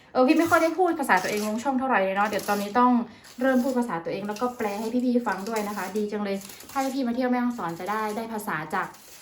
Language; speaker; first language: Thai; non-native, local second language; Karen languages